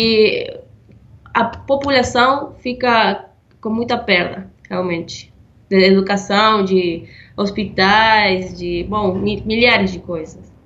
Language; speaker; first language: Portuguese; non-native, fluent; Spanish